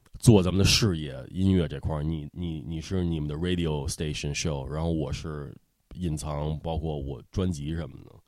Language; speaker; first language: Chinese; early bilingual, heritage; Chinese